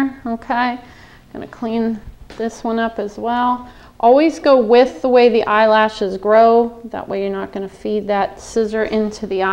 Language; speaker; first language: English; native; English